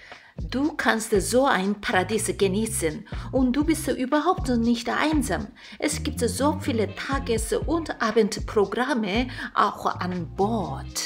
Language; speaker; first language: German; non-native, fluent; Korean